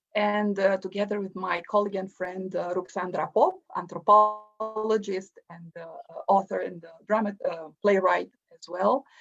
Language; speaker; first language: English; non-native, fluent; Romanian